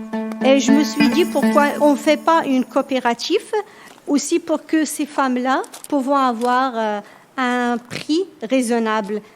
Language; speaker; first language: French; non-native, local second language; Berber languages